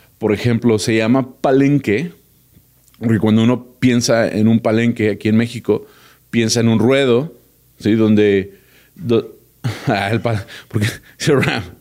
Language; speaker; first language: Spanish; early bilingual, heritage; Spanish